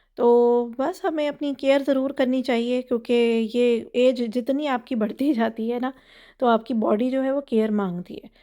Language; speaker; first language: Urdu; native; Urdu